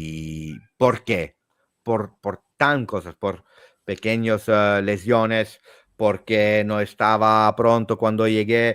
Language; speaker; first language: Spanish; non-native, fluent; Italian